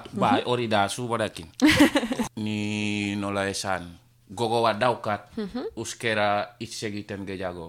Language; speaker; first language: Basque; non-native, learner; Wolof